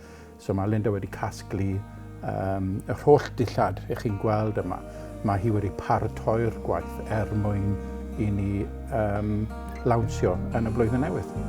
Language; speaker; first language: Welsh; non-native, local second language; English